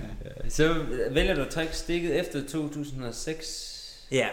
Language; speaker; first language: Danish; native; Danish